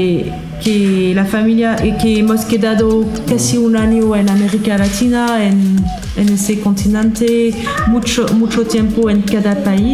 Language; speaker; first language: Spanish; non-native, learner; French